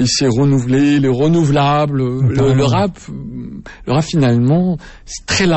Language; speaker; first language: French; native; French